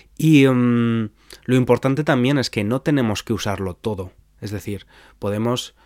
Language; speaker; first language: Spanish; native; Spanish